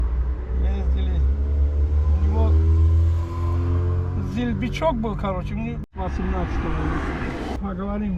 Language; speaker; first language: Russian; non-native, local second language; Tajik